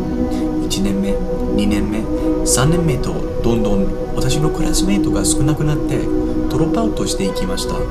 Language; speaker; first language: Japanese; non-native, fluent; English